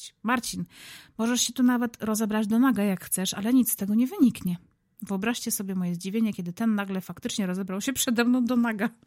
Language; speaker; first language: Polish; native; Polish